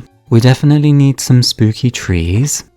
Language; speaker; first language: English; native; English